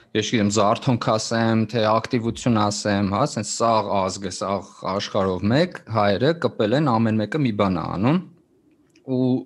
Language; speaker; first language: Armenian; native; Armenian